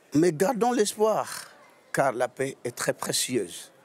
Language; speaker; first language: French; non-native, local second language; Lingala